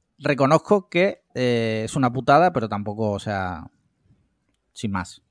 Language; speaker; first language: Spanish; native; Spanish